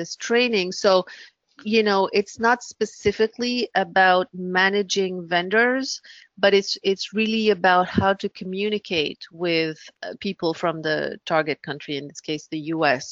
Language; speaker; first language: English; non-native, local second language; French